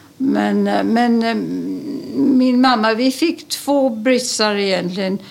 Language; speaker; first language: Swedish; early bilingual, other home language; Polish